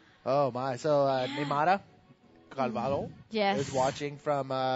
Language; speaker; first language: English; native; English